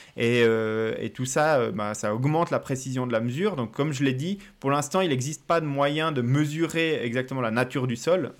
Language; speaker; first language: French; native; French